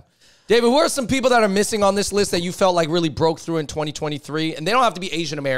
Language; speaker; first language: English; native; English